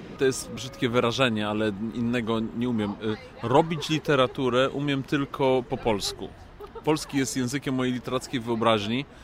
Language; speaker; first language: Polish; native; Polish